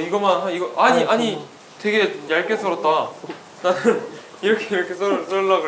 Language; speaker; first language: Korean; native; Korean